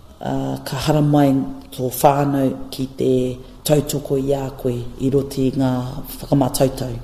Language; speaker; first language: Māori; non-native, local second language; English